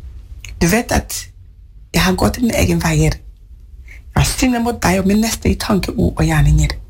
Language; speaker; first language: Norwegian; non-native, fluent; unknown